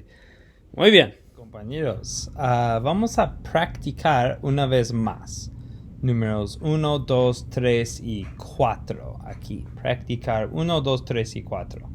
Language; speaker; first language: Spanish; non-native, fluent; English